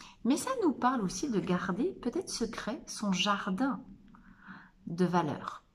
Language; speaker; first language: French; native; French